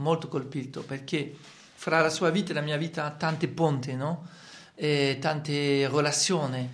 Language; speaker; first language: Italian; non-native, fluent; French